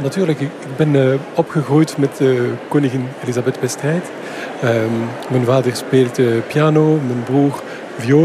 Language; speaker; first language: Dutch; non-native, local second language; French